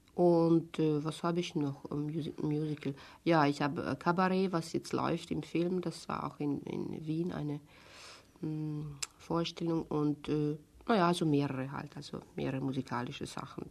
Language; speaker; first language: German; non-native, fluent; Hungarian